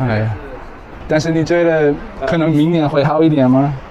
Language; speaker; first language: Chinese; non-native, learner; English